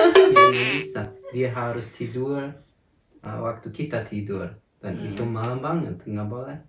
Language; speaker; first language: Indonesian; non-native, fluent; German